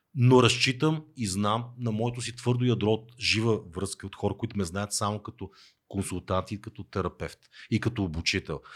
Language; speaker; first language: Bulgarian; native; Bulgarian